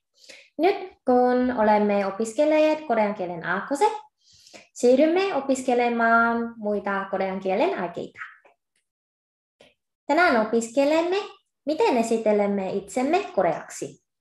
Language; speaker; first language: Finnish; non-native, fluent; Korean